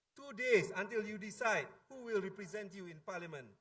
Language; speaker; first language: English; non-native, local second language; Malay